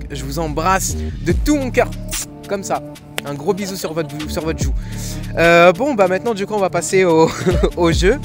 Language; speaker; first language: French; native; French